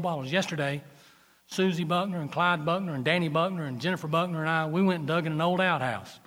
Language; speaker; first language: English; native; English